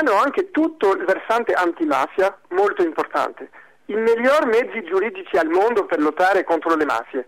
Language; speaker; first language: Italian; non-native, fluent; French